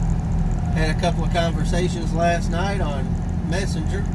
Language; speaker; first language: English; native; English